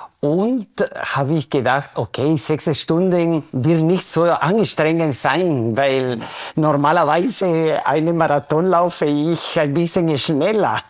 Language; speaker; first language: German; non-native, fluent; Spanish